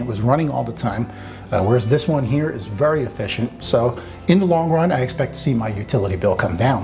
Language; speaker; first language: English; native; English